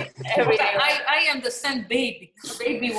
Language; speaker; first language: English; non-native, learner; Italian